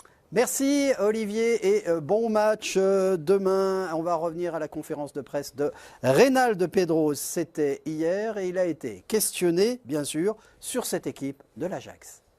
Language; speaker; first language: French; native; French